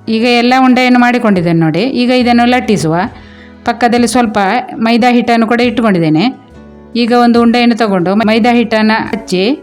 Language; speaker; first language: Kannada; non-native, local second language; Konkani